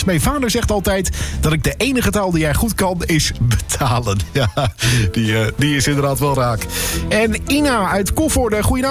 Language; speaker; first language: Dutch; native; Dutch